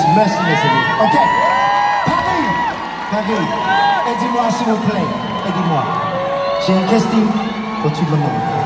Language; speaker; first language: French; non-native, learner; English